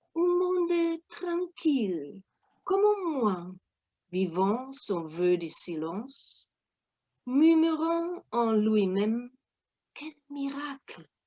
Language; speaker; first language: French; non-native, fluent; German